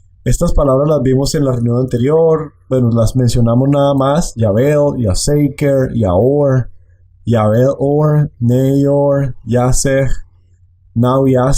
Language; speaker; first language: Dutch; non-native, learner; Spanish